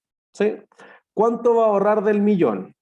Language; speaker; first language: Spanish; native; Spanish